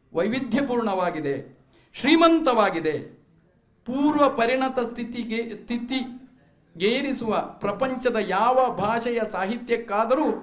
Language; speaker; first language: Kannada; non-native, local second language; Malayalam